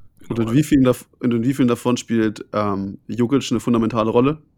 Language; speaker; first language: German; native; German